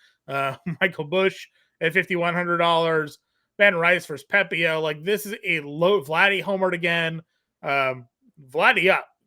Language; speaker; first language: English; native; English